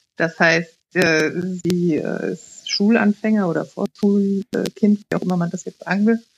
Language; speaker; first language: German; early bilingual, other home language; Italian